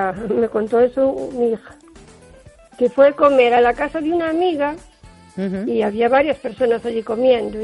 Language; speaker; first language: Spanish; native; Spanish